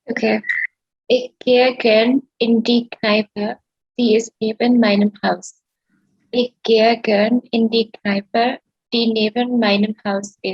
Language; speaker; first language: German; non-native, learner; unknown